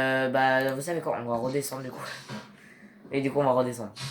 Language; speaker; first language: French; native; French